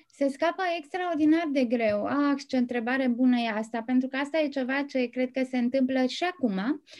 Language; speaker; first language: Romanian; native; Romanian